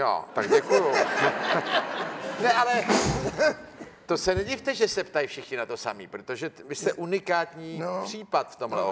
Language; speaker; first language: Czech; native; Czech